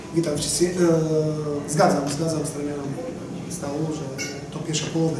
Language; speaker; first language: Polish; non-native, learner; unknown